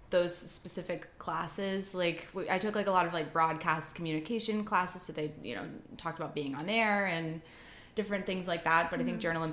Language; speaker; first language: English; native; English